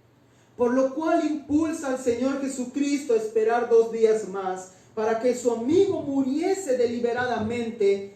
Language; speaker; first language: Spanish; native; Spanish